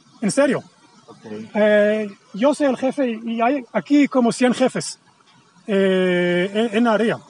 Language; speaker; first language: Spanish; non-native, fluent; Hebrew